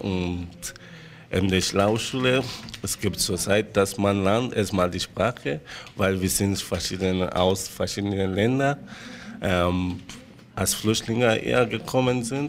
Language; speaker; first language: German; non-native, learner; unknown